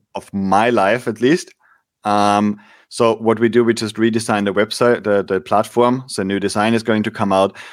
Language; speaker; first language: English; non-native, fluent; German